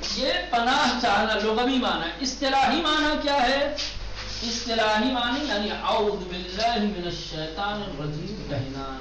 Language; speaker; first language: Urdu; native; Urdu